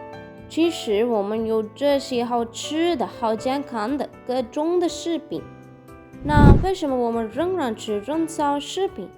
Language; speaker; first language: Chinese; non-native, learner; Sinhala